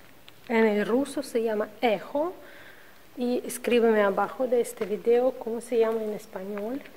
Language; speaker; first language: Spanish; non-native, fluent; Russian